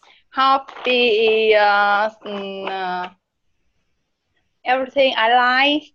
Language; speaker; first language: English; non-native, learner; Vietnamese